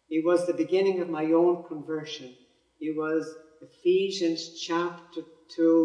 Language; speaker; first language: English; native; English